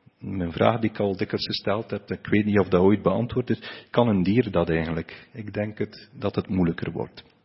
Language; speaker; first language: Dutch; native; Dutch